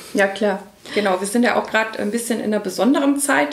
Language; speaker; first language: German; native; German